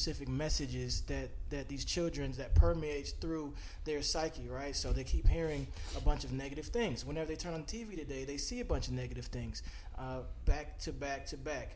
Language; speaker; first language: English; native; English